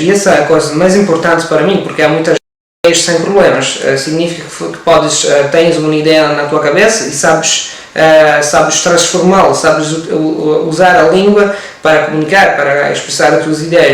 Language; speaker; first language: Portuguese; non-native, learner; Italian